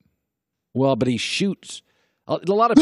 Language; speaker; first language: English; native; English